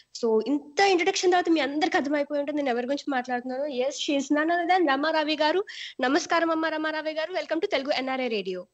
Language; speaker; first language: Telugu; native; Telugu